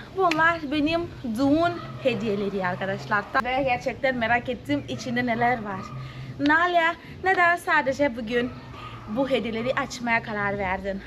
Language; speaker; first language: Turkish; non-native, fluent; Portuguese